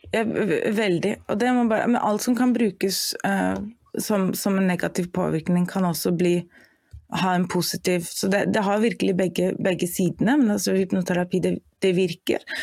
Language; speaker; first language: Norwegian; non-native, fluent; German